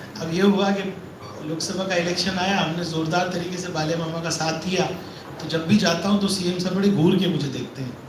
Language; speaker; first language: Urdu; non-native, local second language; Marathi